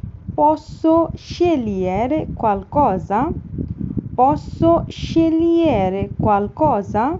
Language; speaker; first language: Italian; non-native, fluent; Bangla